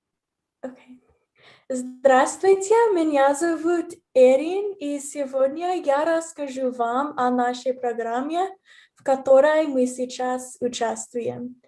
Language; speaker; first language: Russian; non-native, fluent; English